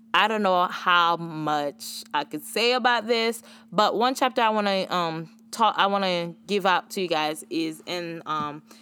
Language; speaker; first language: English; early bilingual, other home language; Haitian Creole